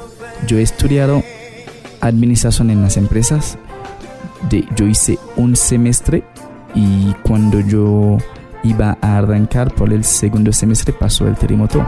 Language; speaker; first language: Spanish; non-native, fluent; Haitian Creole